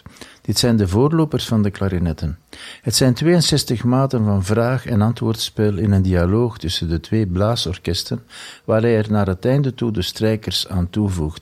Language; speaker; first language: Dutch; native; Dutch